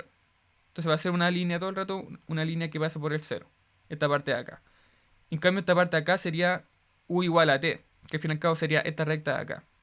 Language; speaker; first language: Spanish; native; Spanish